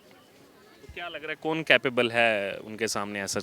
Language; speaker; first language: Hindi; native; Hindi